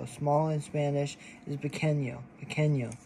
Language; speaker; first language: Spanish; non-native, learner; English